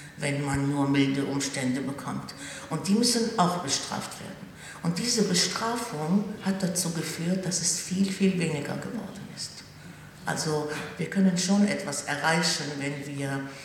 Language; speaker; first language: German; non-native, fluent; Arabic